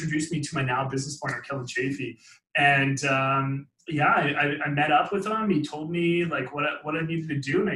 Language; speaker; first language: English; native; English